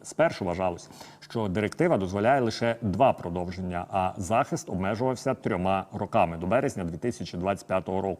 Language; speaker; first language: Ukrainian; native; Ukrainian